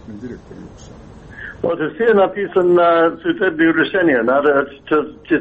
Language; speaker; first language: Russian; non-native, fluent; English